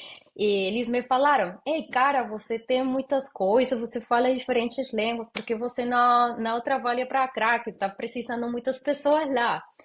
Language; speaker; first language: Portuguese; non-native, learner; Spanish